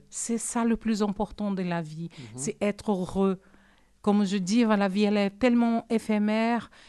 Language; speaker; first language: French; non-native, fluent; Portuguese